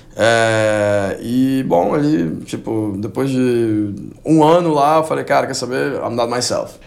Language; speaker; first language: Portuguese; non-native, fluent; Spanish